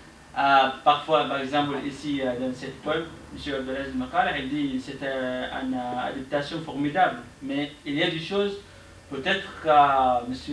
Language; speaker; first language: French; non-native, learner; Arabic